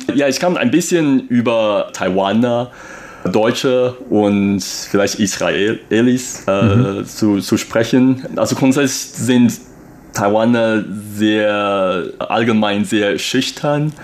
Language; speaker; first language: German; non-native, fluent; Chinese